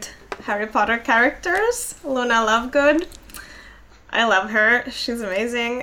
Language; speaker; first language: English; non-native, fluent; Finnish